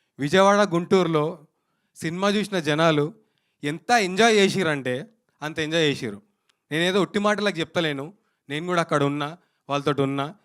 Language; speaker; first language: Telugu; native; Telugu